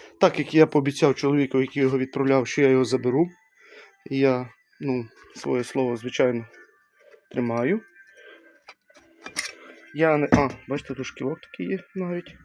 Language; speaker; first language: Ukrainian; native; Ukrainian